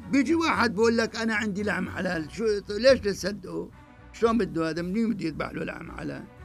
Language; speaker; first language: Arabic; native; Arabic